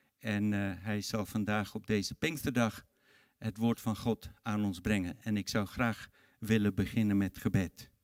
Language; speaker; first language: Dutch; native; Dutch